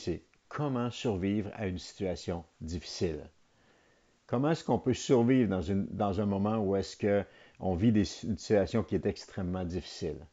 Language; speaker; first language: French; native; French